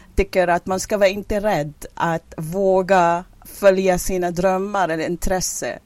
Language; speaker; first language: Swedish; non-native, fluent; English